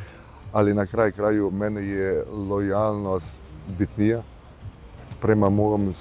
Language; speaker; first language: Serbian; early bilingual, heritage; Bosnian